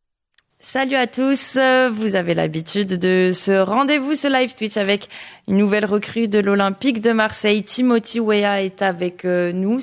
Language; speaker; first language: French; native; French